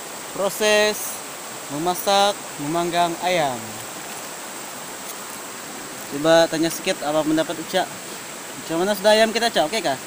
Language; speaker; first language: Malay; native; Malay